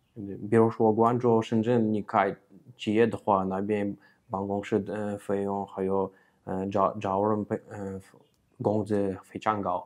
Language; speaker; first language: Chinese; non-native, fluent; Uzbek